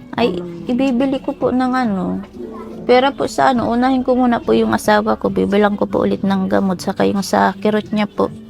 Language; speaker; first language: Filipino; non-native, local second language; Cebuano